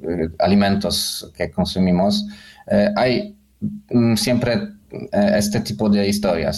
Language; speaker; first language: Spanish; non-native, learner; Polish